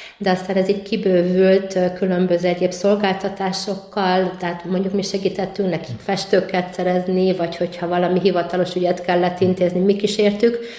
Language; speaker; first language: Hungarian; native; Hungarian